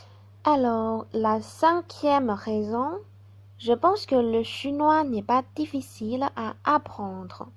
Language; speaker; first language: French; non-native, fluent; Chinese